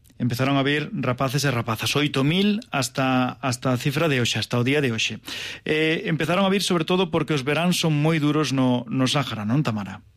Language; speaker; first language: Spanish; native; Spanish